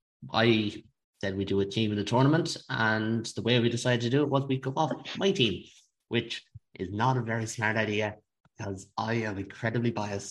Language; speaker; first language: English; native; English